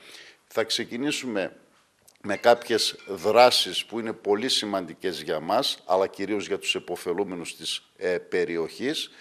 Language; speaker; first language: Greek; native; Greek